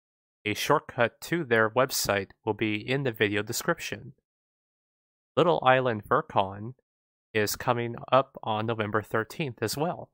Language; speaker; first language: English; native; English